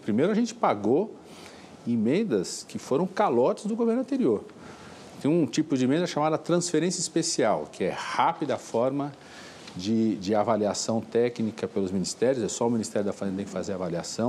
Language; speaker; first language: Portuguese; native; Portuguese